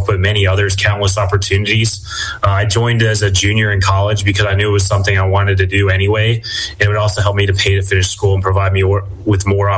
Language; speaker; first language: English; native; English